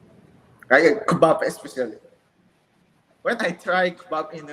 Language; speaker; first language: English; non-native, learner; Indonesian